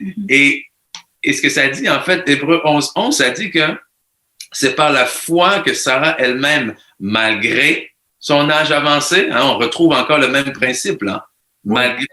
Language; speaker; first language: French; native; French